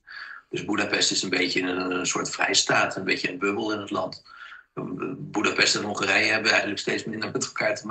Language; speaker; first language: Dutch; native; Dutch